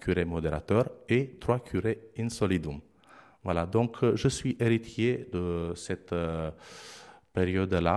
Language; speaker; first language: French; non-native, fluent; Romanian